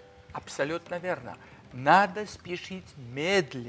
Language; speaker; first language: Russian; non-native, fluent; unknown